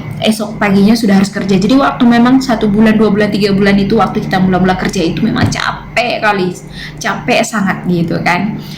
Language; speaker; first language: Indonesian; native; Indonesian